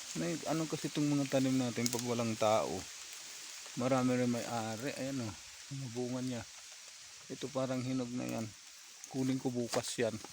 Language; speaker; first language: Filipino; non-native, local second language; Masbatenyo